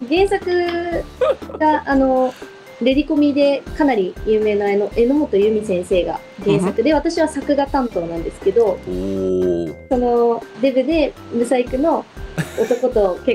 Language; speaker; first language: Japanese; native; Japanese